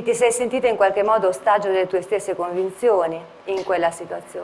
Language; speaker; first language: Italian; native; Italian